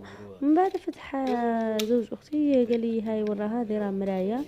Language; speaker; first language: Arabic; native; Arabic